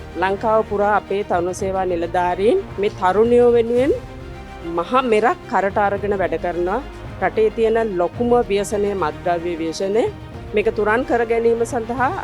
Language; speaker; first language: Sinhala; native; Sinhala